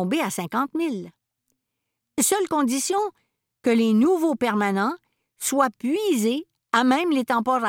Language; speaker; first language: French; native; French